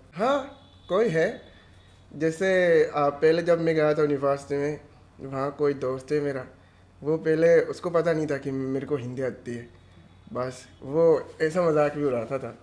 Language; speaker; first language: Hindi; non-native, fluent; Swahili